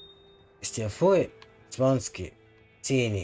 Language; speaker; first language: German; native; German